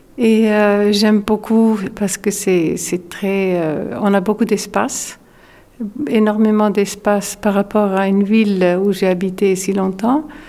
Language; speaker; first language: French; non-native, fluent; Icelandic